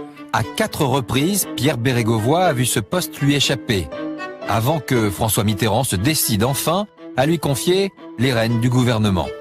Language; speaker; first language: French; native; French